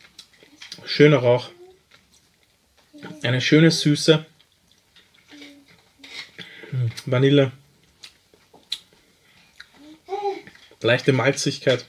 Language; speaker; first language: German; native; German